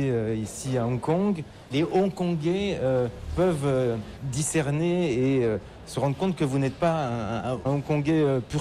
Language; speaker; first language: French; native; French